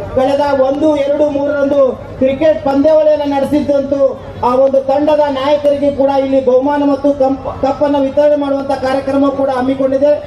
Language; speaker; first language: Kannada; native; Kannada